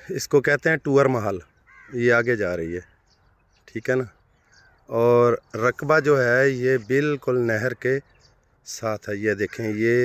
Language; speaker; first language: Urdu; non-native, local second language; Punjabi